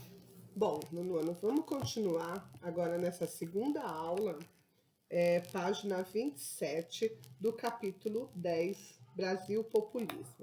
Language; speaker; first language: Portuguese; native; Portuguese